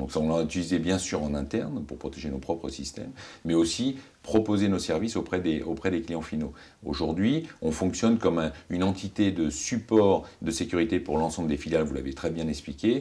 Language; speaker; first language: French; native; French